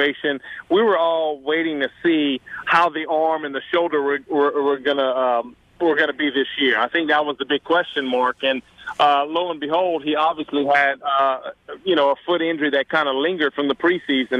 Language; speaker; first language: English; native; English